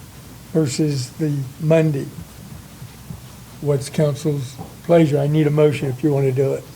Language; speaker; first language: English; native; English